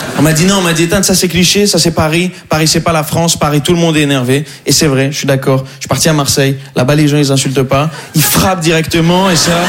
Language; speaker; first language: French; non-native, local second language; Arabic